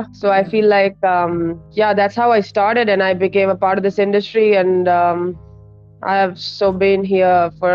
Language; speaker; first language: English; non-native, local second language; Hindi